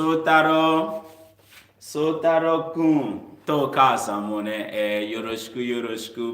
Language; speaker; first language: Japanese; non-native, learner; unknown